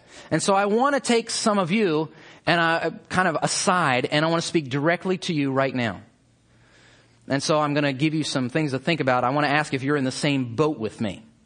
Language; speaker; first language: English; native; English